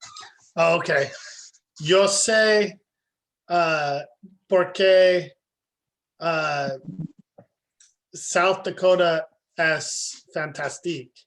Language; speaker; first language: Spanish; non-native, learner; English